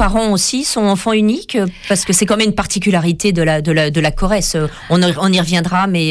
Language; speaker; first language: French; native; French